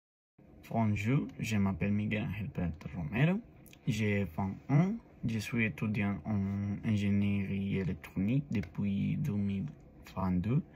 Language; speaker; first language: French; non-native, learner; Spanish